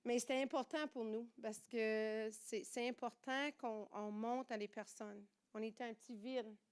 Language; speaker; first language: French; non-native, fluent; English